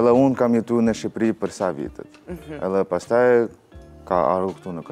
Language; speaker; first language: Albanian; non-native, learner; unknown